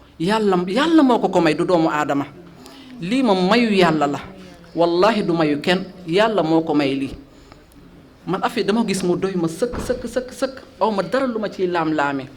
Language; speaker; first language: Wolof; non-native, fluent; Fula